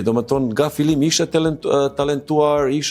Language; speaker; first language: Albanian; non-native, learner; Serbian